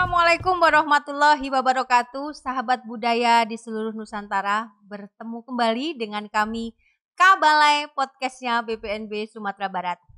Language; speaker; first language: Indonesian; native; Indonesian